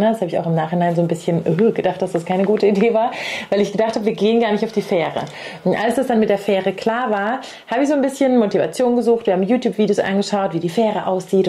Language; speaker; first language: German; native; German